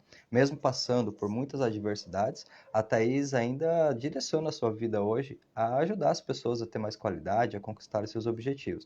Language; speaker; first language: Portuguese; native; Portuguese